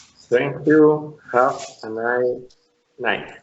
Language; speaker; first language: English; non-native, learner; Spanish